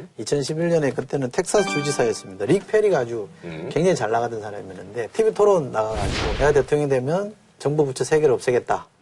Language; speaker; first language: Korean; native; Korean